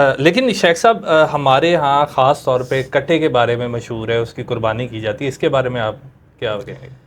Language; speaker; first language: Urdu; non-native, local second language; Punjabi